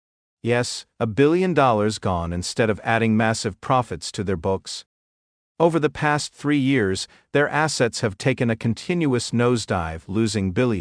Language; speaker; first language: English; native; English